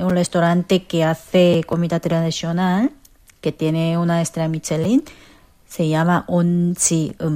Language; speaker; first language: Spanish; non-native, fluent; Korean